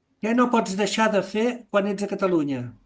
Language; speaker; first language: Catalan; native; Catalan